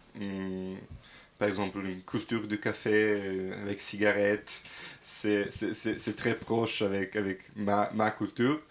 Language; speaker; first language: French; non-native, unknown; Serbian